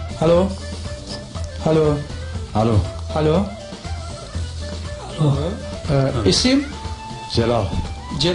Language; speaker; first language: Turkish; non-native, learner; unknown